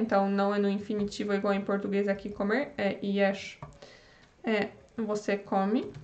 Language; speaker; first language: Portuguese; non-native, fluent; Polish